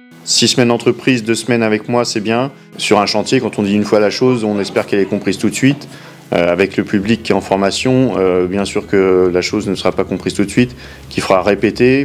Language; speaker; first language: French; native; French